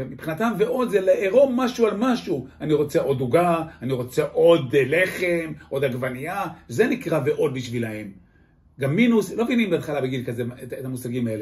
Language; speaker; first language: Hebrew; native; Hebrew